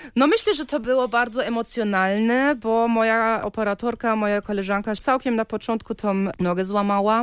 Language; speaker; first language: Polish; early bilingual, heritage; Polish